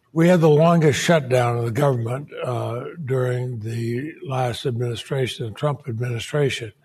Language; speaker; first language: English; native; English